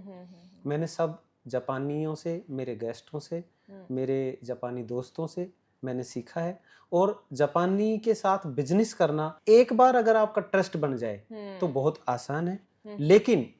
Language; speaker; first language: Hindi; native; Hindi